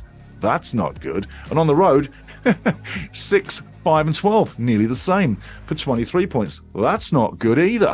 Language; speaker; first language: English; native; English